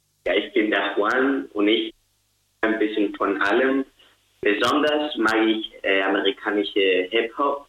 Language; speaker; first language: German; non-native, learner; Spanish